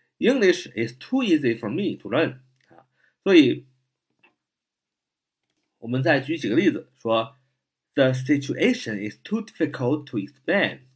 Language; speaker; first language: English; non-native, fluent; Chinese